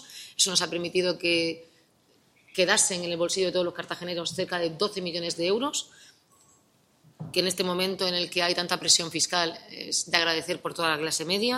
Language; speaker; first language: Spanish; native; Spanish